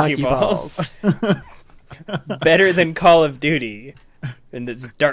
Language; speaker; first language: English; native; English